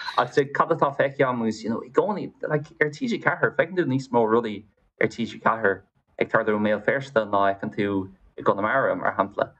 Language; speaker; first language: Irish; non-native, local second language; English